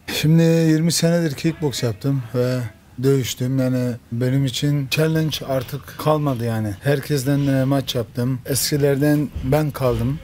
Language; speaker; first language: Turkish; early bilingual, heritage; Turkish